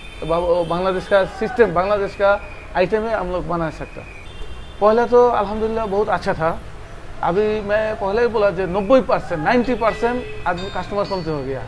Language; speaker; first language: Hindi; non-native, local second language; Bangla